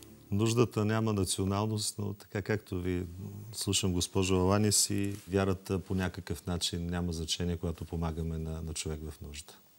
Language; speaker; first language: Bulgarian; native; Bulgarian